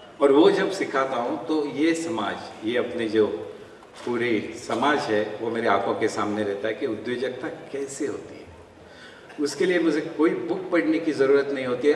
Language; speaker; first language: Hindi; non-native, local second language; Marathi